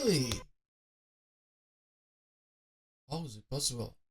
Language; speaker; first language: English; non-native, fluent; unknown